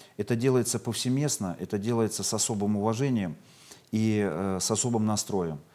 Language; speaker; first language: Russian; native; Russian